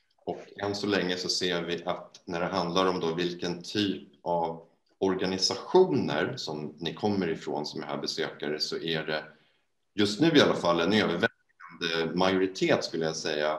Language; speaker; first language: Swedish; native; Swedish